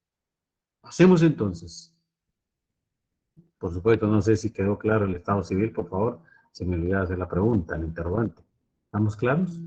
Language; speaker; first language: Spanish; native; Spanish